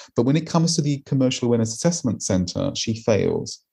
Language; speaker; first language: English; native; English